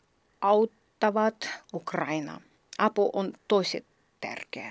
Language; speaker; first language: Finnish; non-native, learner; Ukrainian